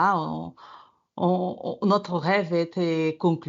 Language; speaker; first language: French; non-native, fluent; Portuguese